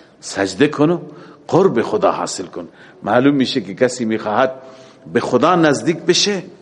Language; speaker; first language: Persian; native; Persian